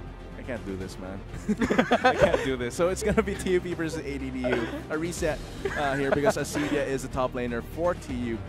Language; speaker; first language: English; non-native, local second language; Filipino